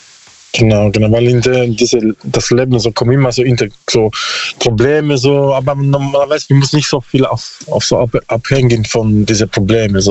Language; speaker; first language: German; non-native, learner; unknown